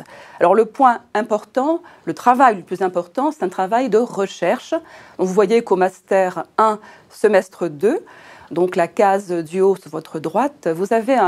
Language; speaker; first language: French; native; French